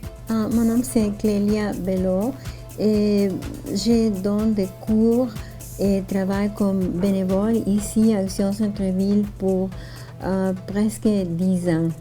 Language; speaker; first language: French; non-native, fluent; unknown